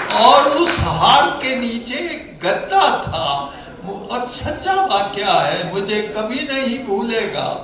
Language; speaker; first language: Urdu; non-native, local second language; Punjabi